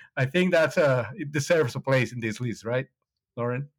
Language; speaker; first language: English; non-native, fluent; Spanish